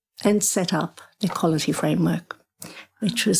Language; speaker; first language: English; native; English